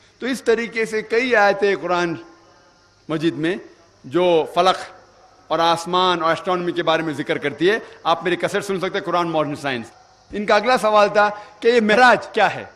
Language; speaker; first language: Urdu; non-native, local second language; Konkani